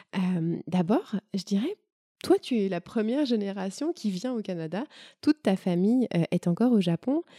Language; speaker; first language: French; native; French